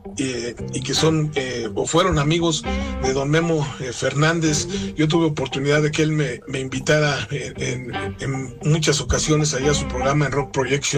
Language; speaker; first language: Spanish; native; Spanish